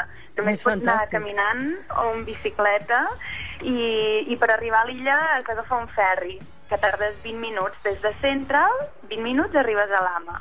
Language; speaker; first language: Catalan; native; Catalan